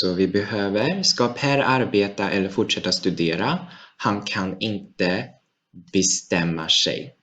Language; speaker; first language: Swedish; non-native, fluent; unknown